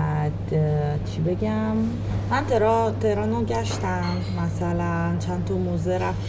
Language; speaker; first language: Persian; non-native, learner; Italian